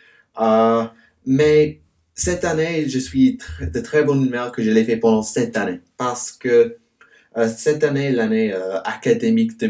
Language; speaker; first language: French; non-native, fluent; English